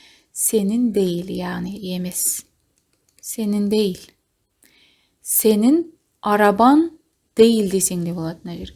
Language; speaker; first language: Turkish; non-native, fluent; Kazakh